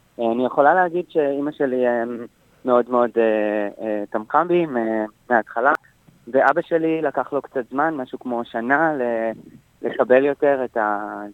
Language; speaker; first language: Hebrew; native; Hebrew